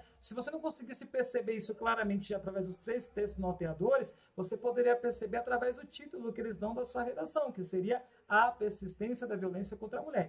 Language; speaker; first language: Portuguese; native; Portuguese